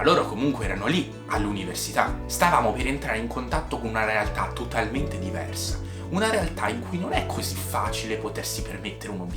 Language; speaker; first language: Italian; native; Italian